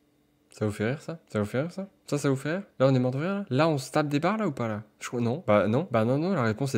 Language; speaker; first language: French; native; French